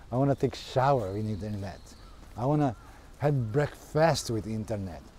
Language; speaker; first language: English; non-native, fluent; Portuguese